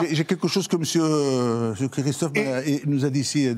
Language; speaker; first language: French; native; French